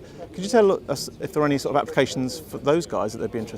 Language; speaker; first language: English; native; English